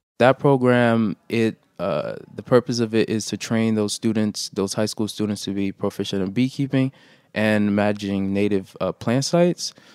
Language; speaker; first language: English; early bilingual, other home language; Haitian Creole